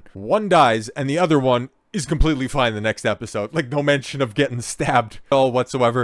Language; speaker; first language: English; native; English